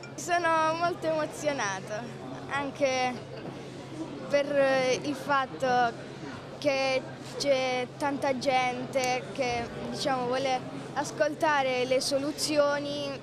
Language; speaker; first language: Italian; native; Italian